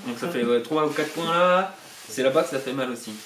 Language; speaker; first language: French; native; French